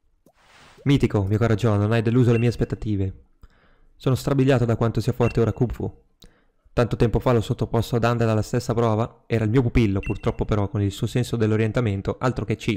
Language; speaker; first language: Italian; native; Italian